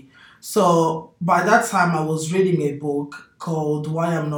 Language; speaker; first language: English; non-native, fluent; Portuguese